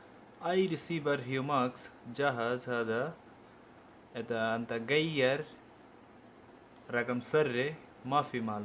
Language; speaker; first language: Arabic; non-native, learner; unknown